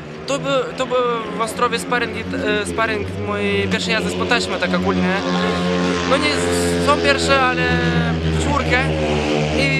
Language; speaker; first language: Polish; non-native, fluent; Russian